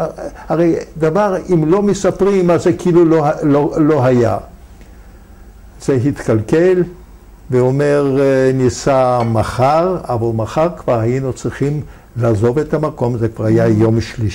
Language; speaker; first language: Hebrew; non-native, fluent; Yiddish